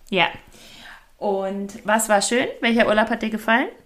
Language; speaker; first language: German; native; German